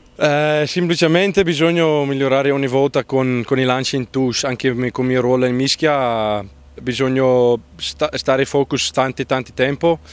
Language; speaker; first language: Italian; non-native, learner; Afrikaans